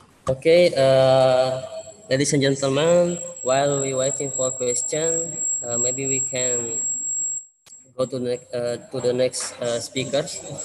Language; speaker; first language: English; non-native, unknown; Indonesian